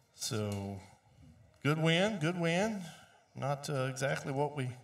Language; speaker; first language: English; native; English